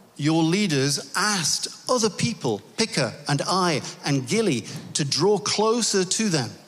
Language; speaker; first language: English; native; English